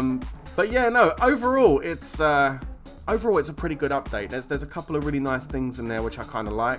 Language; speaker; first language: English; native; English